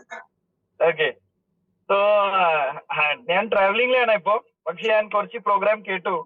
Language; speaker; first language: Malayalam; early bilingual, heritage; Malayalam